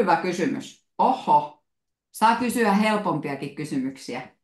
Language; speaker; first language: Finnish; native; Finnish